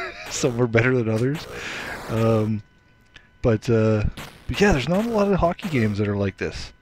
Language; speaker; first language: English; native; English